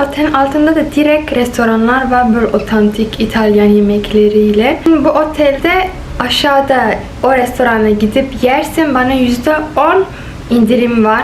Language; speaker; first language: Turkish; early bilingual, heritage; Turkish